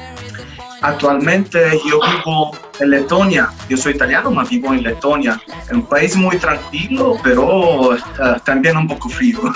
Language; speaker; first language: Spanish; non-native, learner; Italian